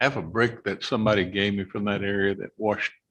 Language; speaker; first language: English; native; English